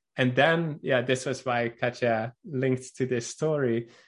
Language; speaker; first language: English; non-native, fluent; Dutch